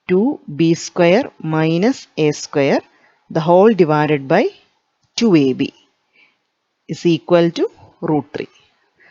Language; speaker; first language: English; non-native, local second language; Malayalam